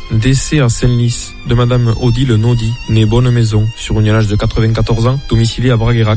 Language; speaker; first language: French; native; French